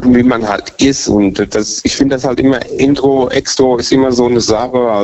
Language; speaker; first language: German; native; German